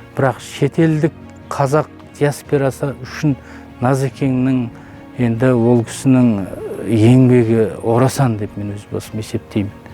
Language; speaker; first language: Kazakh; native; Kazakh